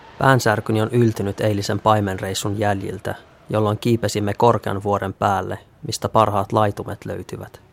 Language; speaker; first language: Finnish; native; Finnish